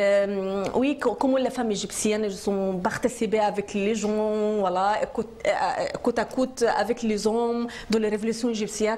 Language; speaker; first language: French; non-native, learner; Arabic